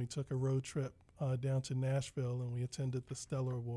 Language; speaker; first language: English; native; English